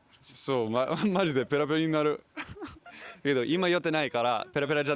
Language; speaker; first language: Japanese; non-native, learner; English